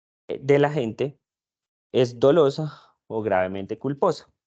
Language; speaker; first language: Spanish; native; Spanish